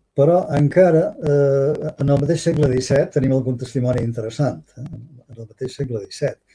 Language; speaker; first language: Catalan; native; Catalan